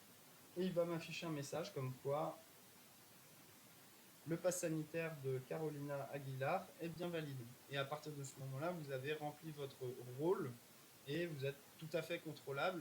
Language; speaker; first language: French; native; French